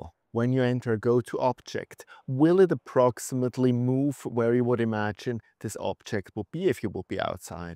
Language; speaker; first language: English; non-native, fluent; German